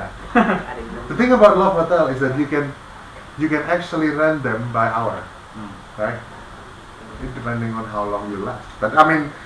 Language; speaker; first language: English; non-native, fluent; Indonesian